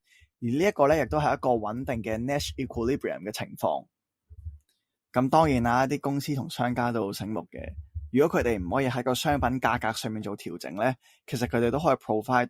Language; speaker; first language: Cantonese; native; Cantonese